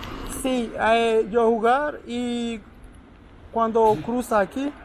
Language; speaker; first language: Spanish; non-native, learner; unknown